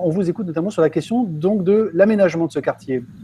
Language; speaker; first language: French; native; French